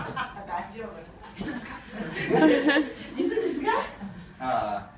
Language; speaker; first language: Japanese; non-native, learner; English